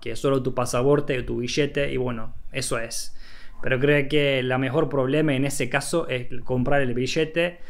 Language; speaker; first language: Spanish; non-native, fluent; Turkish